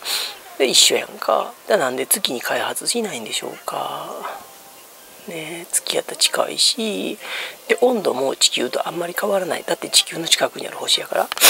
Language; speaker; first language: Japanese; native; Japanese